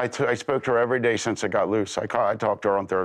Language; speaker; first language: English; native; English